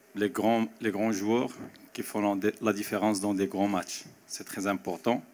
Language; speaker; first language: French; non-native, local second language; Arabic